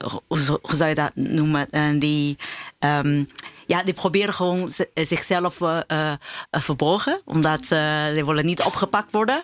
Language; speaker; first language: Dutch; non-native, fluent; Chinese